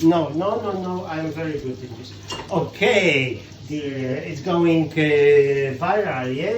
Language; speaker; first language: English; non-native, fluent; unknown